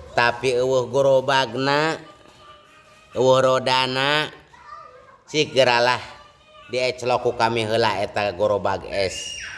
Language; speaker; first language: Sundanese; non-native, fluent; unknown